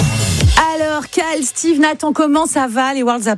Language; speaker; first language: French; native; French